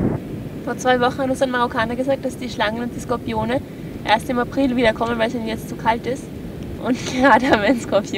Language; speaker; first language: German; native; German